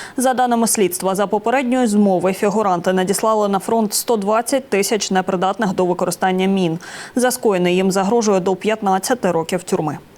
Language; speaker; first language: Ukrainian; native; Ukrainian